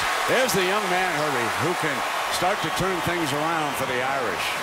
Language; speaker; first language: English; native; English